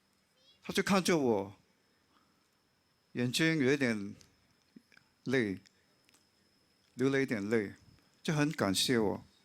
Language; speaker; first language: Chinese; non-native, local second language; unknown